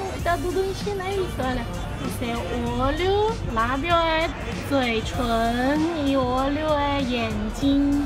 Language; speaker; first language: Portuguese; non-native, fluent; Chinese